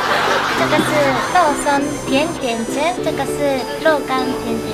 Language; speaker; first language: Chinese; non-native, fluent; Japanese